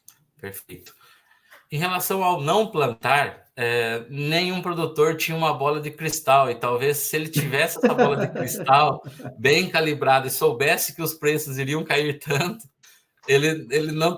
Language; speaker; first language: Portuguese; native; Portuguese